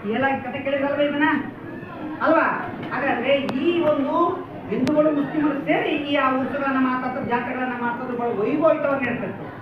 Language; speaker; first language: Kannada; native; Kannada